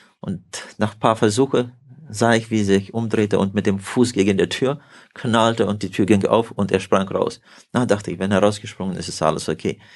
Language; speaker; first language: German; early bilingual, heritage; German